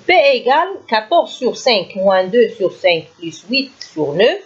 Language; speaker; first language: French; non-native, local second language; Arabic